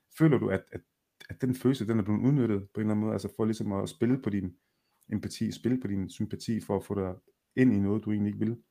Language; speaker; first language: Danish; native; Danish